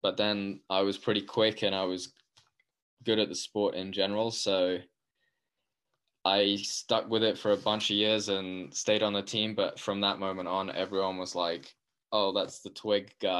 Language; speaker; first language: English; native; English